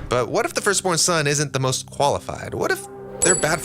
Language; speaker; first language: English; native; English